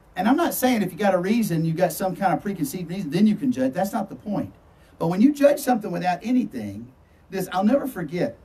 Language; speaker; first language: English; native; English